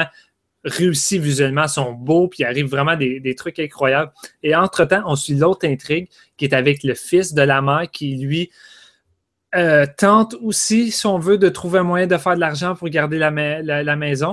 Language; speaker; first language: French; native; French